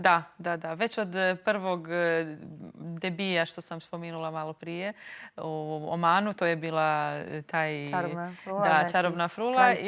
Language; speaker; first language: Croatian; non-native, local second language; Albanian